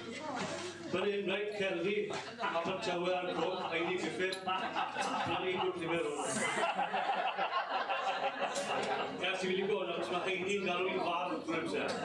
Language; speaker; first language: Welsh; native; Welsh